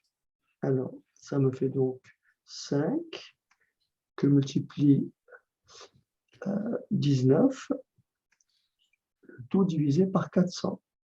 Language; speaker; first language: French; native; French